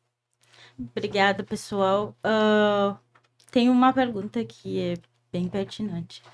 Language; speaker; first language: Portuguese; non-native, fluent; Haitian Creole